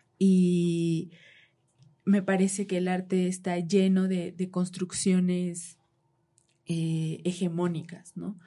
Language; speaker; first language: Spanish; native; Spanish